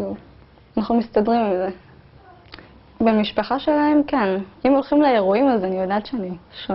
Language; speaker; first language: Hebrew; early bilingual, other home language; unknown